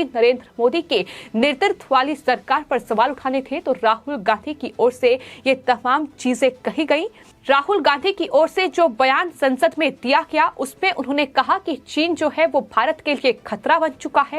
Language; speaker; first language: Hindi; native; Hindi